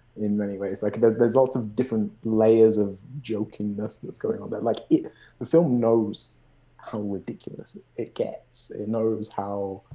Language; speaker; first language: English; native; English